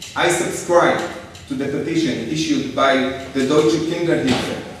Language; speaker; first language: English; non-native, fluent; Hebrew